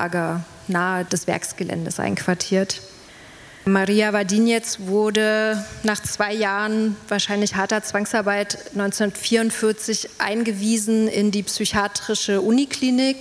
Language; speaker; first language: German; native; German